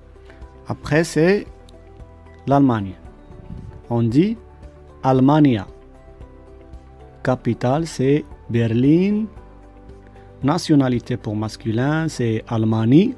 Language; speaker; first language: French; non-native, local second language; Arabic